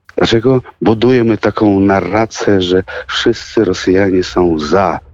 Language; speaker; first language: Polish; early bilingual, heritage; Russian